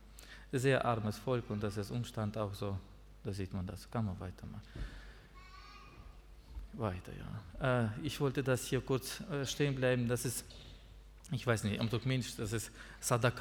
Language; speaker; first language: German; non-native, learner; Russian